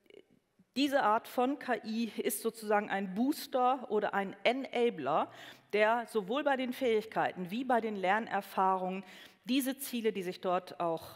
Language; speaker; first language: German; native; German